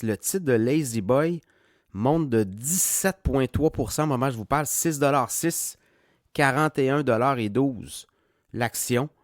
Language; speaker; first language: French; native; French